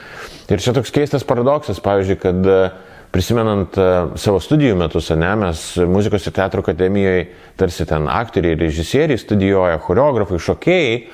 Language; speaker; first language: Lithuanian; native; Lithuanian